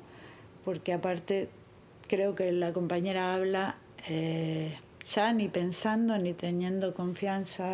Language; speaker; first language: Spanish; native; Spanish